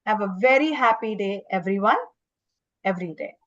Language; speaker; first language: English; non-native, local second language; Kannada